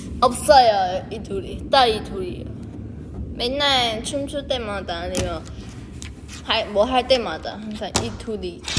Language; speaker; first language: Korean; non-native, fluent; Chinese